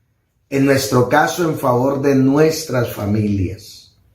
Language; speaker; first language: Spanish; native; Spanish